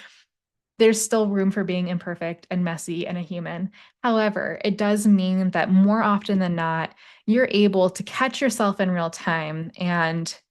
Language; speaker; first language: English; native; English